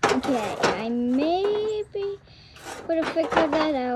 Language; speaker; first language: English; native; English